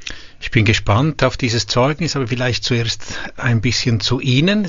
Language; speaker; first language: German; native; German